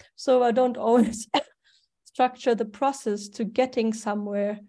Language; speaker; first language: English; non-native, fluent; German